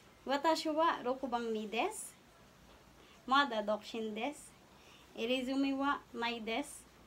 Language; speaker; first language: Japanese; non-native, learner; Filipino